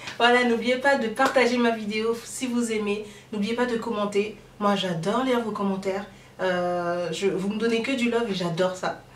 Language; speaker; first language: French; native; French